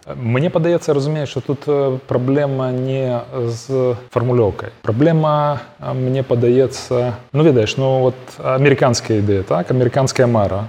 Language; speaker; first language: Belarusian; non-native, local second language; Polish